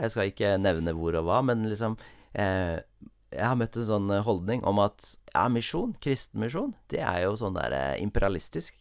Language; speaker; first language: Norwegian; early bilingual, heritage; Norwegian